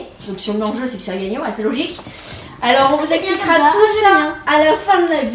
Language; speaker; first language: French; native; French